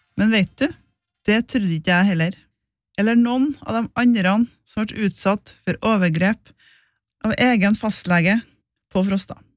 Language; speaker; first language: Norwegian; native; Norwegian